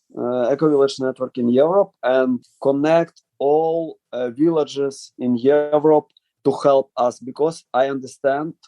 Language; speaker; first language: English; non-native, learner; Ukrainian